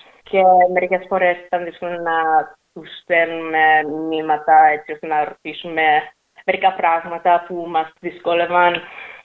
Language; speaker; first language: Greek; early bilingual, heritage; English